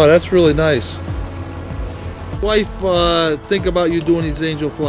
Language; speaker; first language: English; native; English